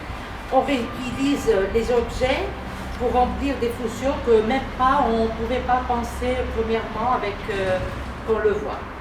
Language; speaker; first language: French; non-native, learner; Spanish